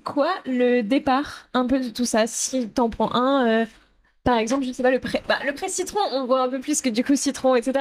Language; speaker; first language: French; native; French